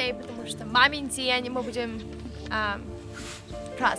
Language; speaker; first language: Russian; early bilingual, heritage; Russian